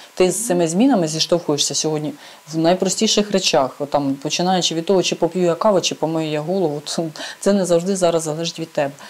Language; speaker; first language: Ukrainian; native; Ukrainian